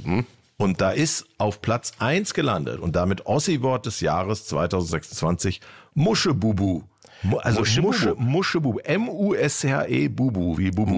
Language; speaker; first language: German; native; German